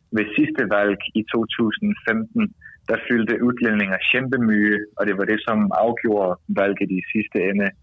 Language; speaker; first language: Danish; native; Danish